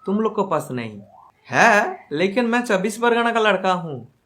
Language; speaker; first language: Hindi; non-native, local second language; Bangla